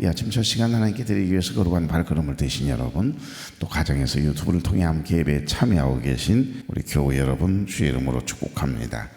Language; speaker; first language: Korean; native; Korean